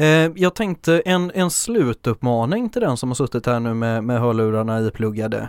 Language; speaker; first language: Swedish; native; Swedish